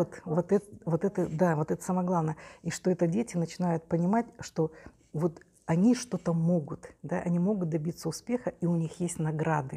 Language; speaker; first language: Russian; native; Russian